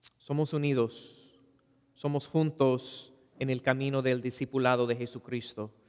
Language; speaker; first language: Spanish; non-native, fluent; English